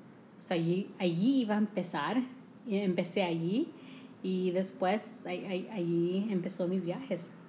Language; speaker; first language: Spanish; early bilingual, heritage; English